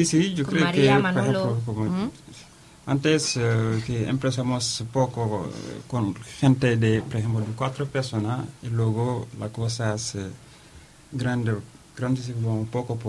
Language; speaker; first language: Spanish; non-native, learner; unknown